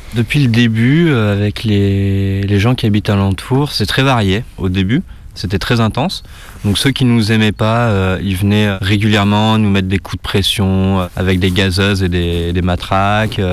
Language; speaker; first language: French; native; French